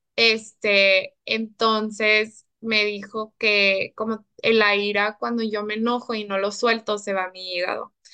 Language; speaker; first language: Spanish; early bilingual, heritage; Spanish